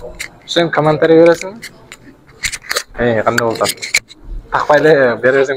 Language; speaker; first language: Turkish; non-native, learner; Kyrgyz